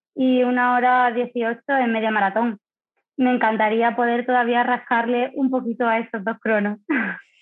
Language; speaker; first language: Spanish; native; Spanish